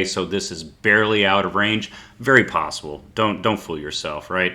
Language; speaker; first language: English; native; English